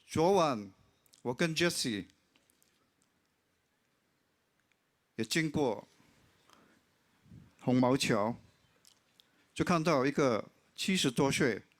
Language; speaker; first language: Chinese; non-native, local second language; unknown